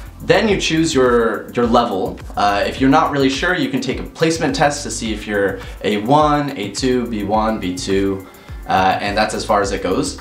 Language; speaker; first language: English; native; English